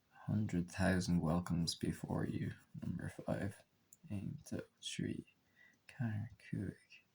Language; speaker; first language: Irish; non-native, local second language; English